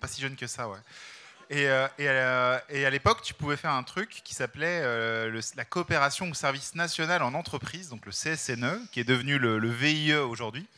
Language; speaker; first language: French; native; French